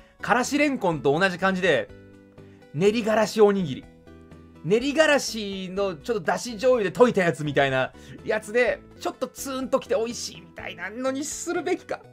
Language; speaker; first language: Japanese; native; Japanese